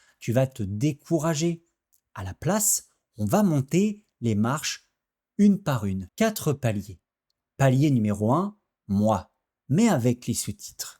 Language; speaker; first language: French; native; French